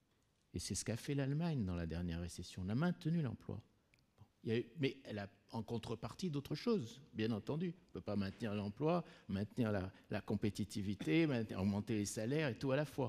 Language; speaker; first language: French; native; French